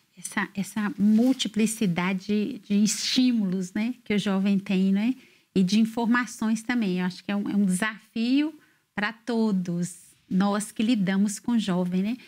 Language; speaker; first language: Portuguese; native; Portuguese